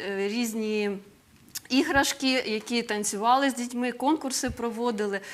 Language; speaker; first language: Ukrainian; non-native, local second language; Russian